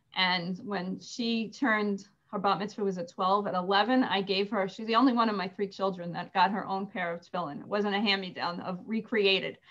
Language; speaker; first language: English; native; English